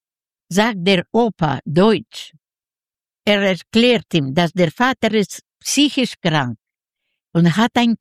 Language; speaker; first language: German; non-native, learner; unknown